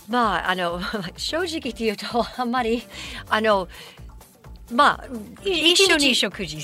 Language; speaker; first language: Japanese; non-native, fluent; English